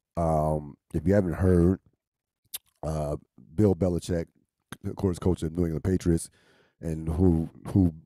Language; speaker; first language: English; native; English